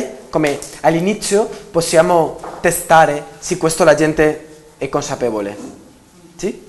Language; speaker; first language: Italian; non-native, learner; Spanish